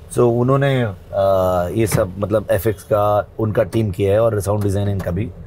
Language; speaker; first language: Hindi; non-native, local second language; Kannada